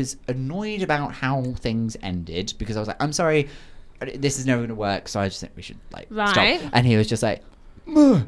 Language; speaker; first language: English; native; English